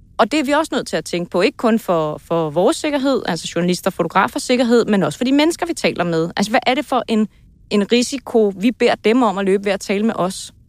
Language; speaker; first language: Danish; native; Danish